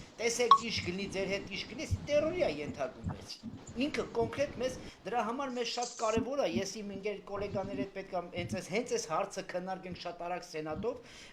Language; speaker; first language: Armenian; native; Armenian